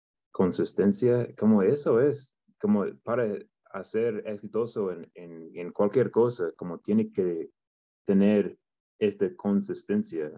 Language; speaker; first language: Spanish; non-native, learner; English